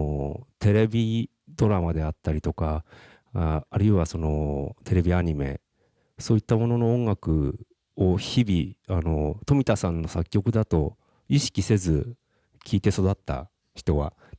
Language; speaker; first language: Japanese; native; Japanese